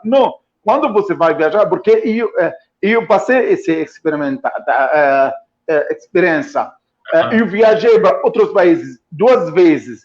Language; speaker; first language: Portuguese; non-native, fluent; Arabic